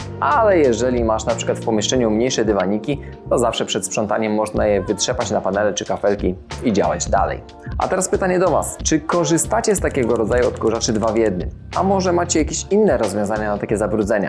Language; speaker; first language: Polish; native; Polish